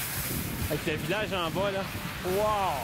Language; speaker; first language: French; native; French